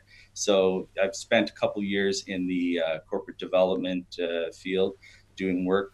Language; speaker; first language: English; native; English